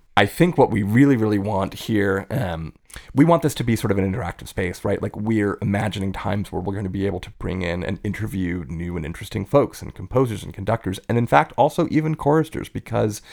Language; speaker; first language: English; native; English